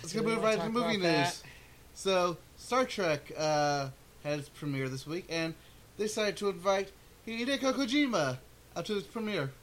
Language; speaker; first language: English; native; English